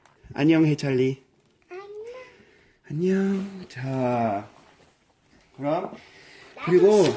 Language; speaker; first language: Korean; non-native, fluent; English